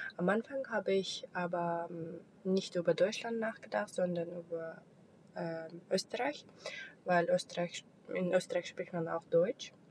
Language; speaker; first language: German; non-native, fluent; Russian